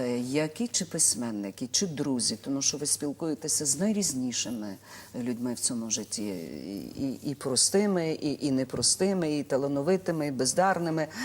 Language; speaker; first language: Ukrainian; native; Ukrainian